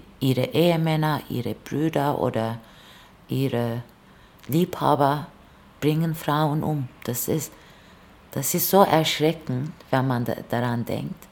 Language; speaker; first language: German; non-native, fluent; Turkish